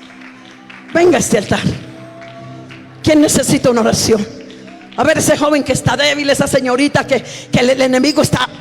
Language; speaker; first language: Spanish; native; Spanish